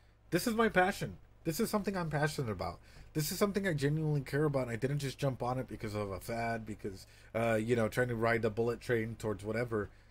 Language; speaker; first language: English; early bilingual, other home language; Spanish